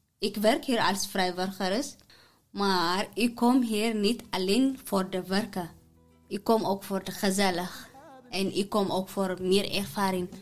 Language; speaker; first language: Dutch; non-native, learner; Tigrinya